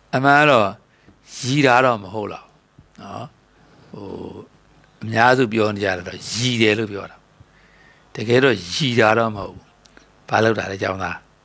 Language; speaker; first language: Burmese; native; Burmese